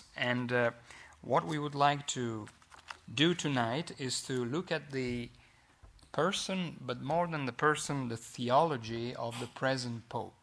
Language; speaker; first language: English; non-native, fluent; Italian